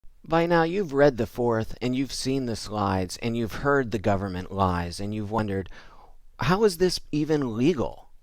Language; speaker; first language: English; native; English